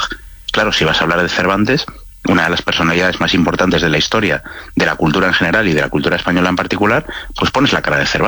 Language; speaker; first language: Spanish; native; Spanish